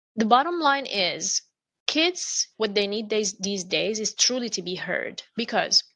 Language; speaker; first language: English; non-native, fluent; Arabic